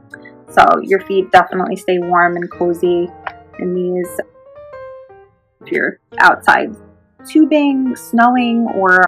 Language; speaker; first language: English; native; English